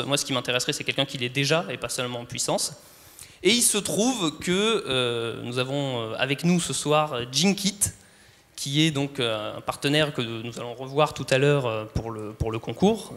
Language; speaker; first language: French; native; French